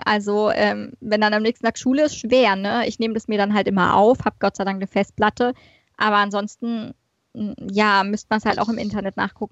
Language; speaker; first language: German; native; German